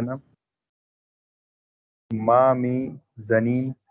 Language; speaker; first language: Persian; non-native, learner; Urdu